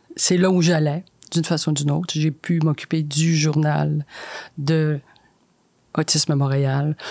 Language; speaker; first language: French; native; French